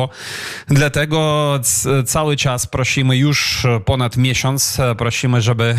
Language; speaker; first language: Polish; non-native, fluent; Ukrainian